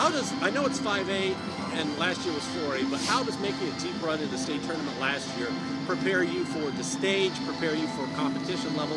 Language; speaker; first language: English; native; English